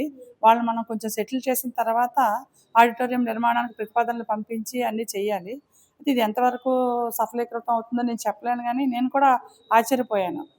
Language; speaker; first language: Telugu; native; Telugu